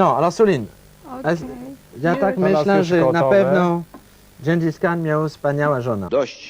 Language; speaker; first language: Polish; non-native, learner; Chinese